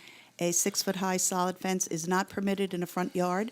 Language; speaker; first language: English; native; English